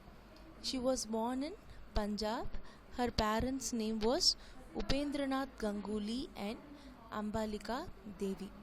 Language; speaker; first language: English; non-native, local second language; Tamil